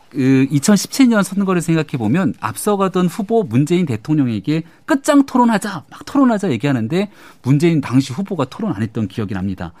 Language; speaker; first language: Korean; native; Korean